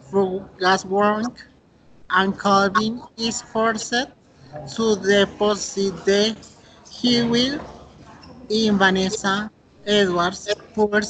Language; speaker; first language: English; non-native, learner; Spanish